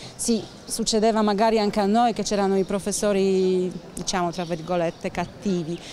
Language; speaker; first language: Italian; non-native, fluent; Polish